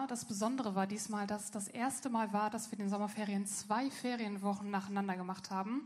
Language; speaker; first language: German; native; German